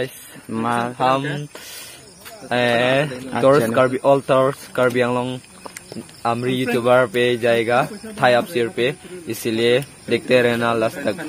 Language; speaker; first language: Hindi; non-native, local second language; Karbi